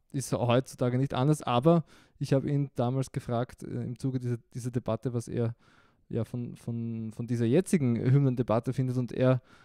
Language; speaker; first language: German; non-native, local second language; Croatian